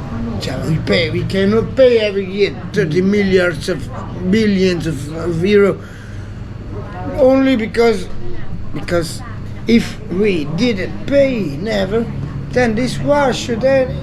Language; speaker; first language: English; non-native, learner; Italian